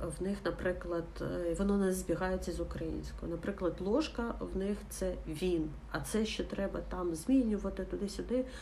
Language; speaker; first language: Ukrainian; non-native, local second language; Russian